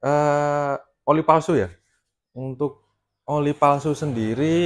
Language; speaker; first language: Indonesian; native; Indonesian